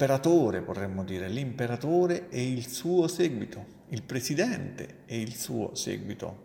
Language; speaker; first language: Italian; native; Italian